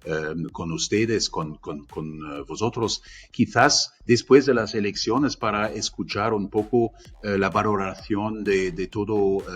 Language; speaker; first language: Spanish; non-native, fluent; German